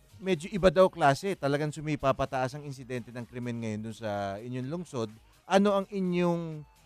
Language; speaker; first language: Filipino; native; Filipino